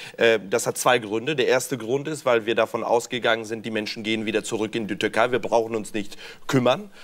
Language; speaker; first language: German; early bilingual, other home language; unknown